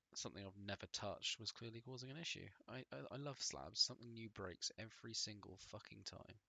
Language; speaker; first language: English; native; English